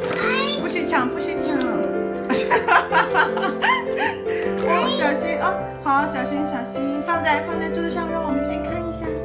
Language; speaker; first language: Chinese; native; Chinese